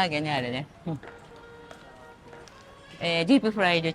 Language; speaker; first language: Japanese; native; Japanese